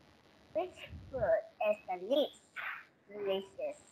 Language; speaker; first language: English; non-native, learner; Korean